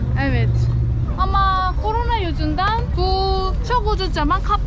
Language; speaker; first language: Turkish; non-native, learner; Korean